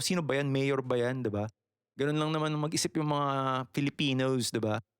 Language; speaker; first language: Filipino; native; Filipino